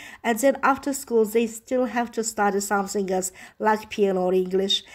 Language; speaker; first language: English; non-native, fluent; Azerbaijani